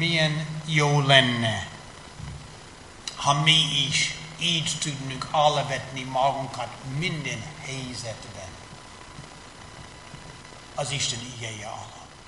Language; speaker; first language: Hungarian; non-native, fluent; English